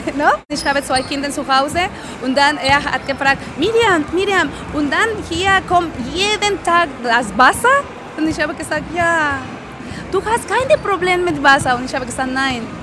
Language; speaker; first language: German; non-native, learner; Spanish